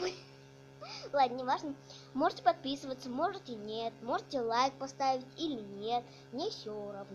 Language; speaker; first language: Russian; native; Russian